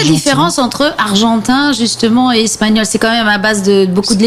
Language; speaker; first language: French; native; French